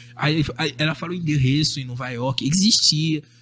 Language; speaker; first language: Portuguese; non-native, fluent; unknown